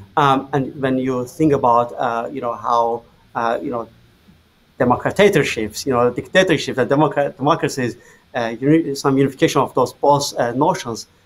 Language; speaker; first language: English; non-native, fluent; Azerbaijani